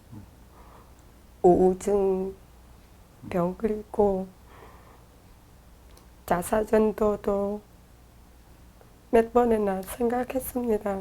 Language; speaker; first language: Korean; non-native, learner; Vietnamese